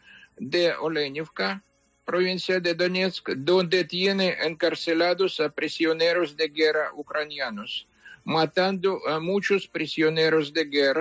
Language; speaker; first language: Spanish; non-native, fluent; Ukrainian